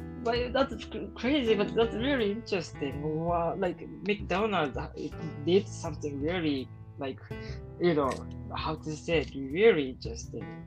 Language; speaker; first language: English; non-native, learner; Japanese